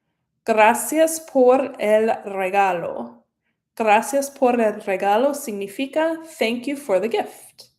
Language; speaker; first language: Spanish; non-native, fluent; English